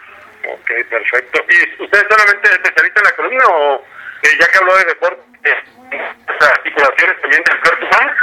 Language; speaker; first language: Spanish; native; Spanish